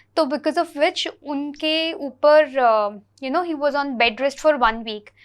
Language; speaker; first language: Hindi; non-native, local second language; Telugu